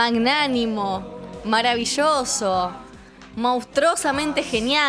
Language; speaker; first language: Spanish; native; Spanish